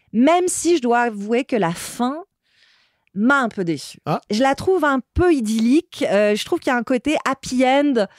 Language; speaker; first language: French; native; French